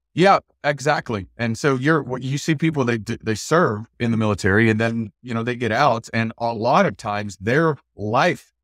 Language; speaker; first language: English; native; English